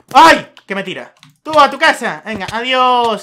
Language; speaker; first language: Spanish; native; Spanish